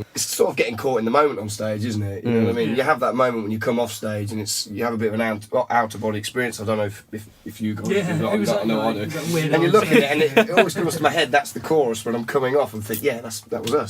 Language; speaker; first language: English; native; English